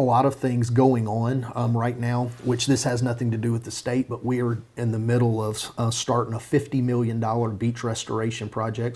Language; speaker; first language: English; native; English